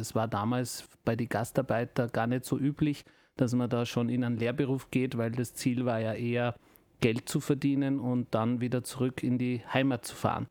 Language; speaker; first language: German; early bilingual, other home language; Turkish